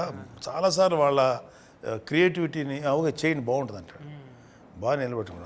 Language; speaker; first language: Telugu; native; Telugu